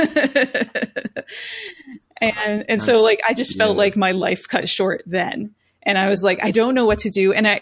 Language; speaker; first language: English; native; English